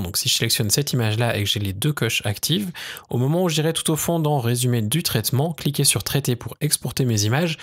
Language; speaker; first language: French; native; French